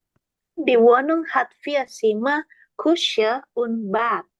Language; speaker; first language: German; non-native, learner; Indonesian